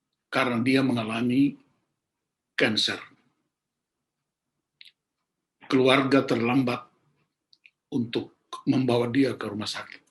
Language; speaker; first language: Indonesian; native; Indonesian